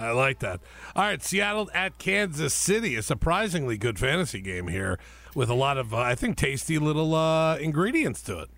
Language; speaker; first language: English; native; English